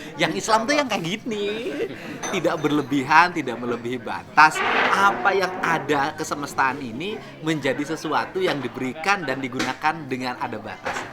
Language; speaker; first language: Indonesian; non-native, local second language; Sundanese